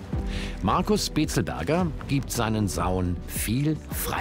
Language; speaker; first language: German; native; German